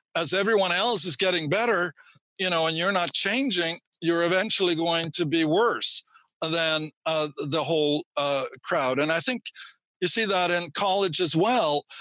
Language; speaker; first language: English; non-native, fluent; Swedish